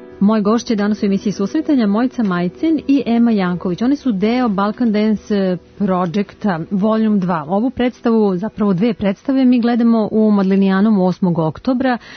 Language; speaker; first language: Serbian; native; Serbian